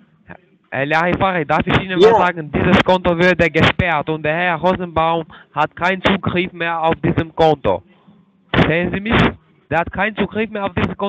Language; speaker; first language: German; non-native, fluent; Turkish